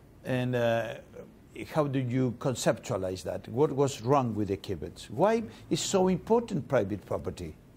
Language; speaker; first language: English; non-native, fluent; Spanish